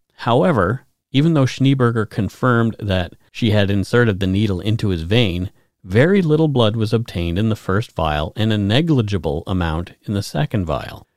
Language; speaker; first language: English; native; English